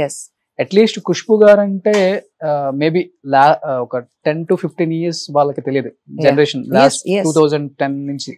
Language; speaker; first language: Telugu; native; Telugu